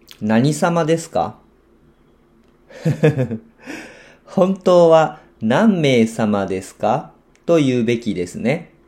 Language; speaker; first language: Japanese; non-native, fluent; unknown